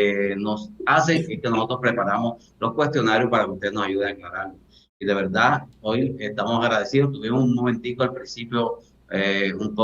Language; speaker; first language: Spanish; native; Spanish